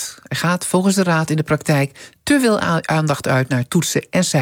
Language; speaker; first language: Dutch; native; Dutch